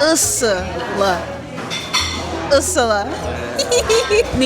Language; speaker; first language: Chinese; early bilingual, heritage; Chinese